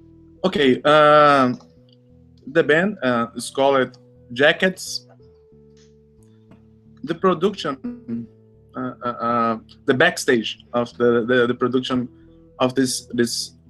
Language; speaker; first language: English; non-native, learner; Portuguese